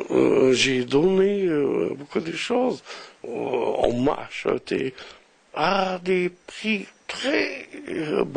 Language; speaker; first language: French; non-native, local second language; Arabic